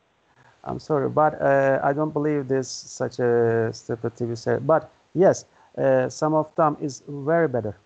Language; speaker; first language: English; non-native, learner; Turkish